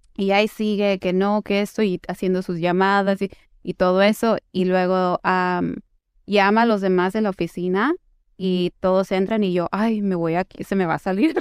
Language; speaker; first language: Spanish; early bilingual, heritage; Spanish